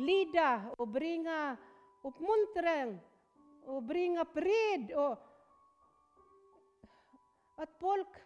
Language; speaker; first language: Norwegian; non-native, fluent; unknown